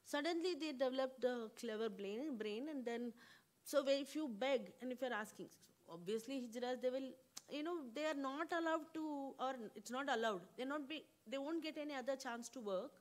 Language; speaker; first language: English; non-native, local second language; Kannada